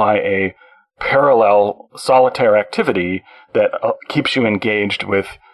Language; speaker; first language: English; native; English